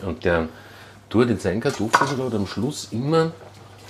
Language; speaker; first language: German; native; German